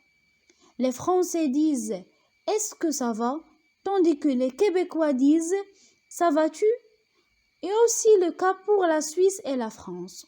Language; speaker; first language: French; non-native, local second language; Arabic